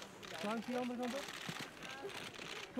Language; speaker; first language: Dutch; native; Dutch